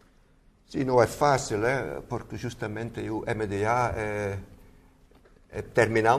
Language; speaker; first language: Portuguese; non-native, fluent; Dutch